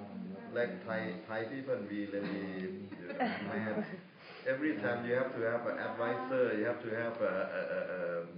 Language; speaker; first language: English; non-native, fluent; Thai